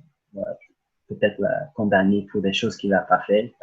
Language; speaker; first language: French; early bilingual, other home language; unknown